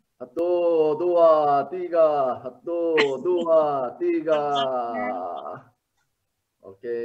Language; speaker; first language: Indonesian; non-native, learner; Korean